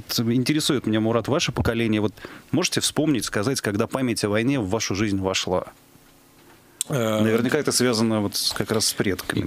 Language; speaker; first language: Russian; native; Russian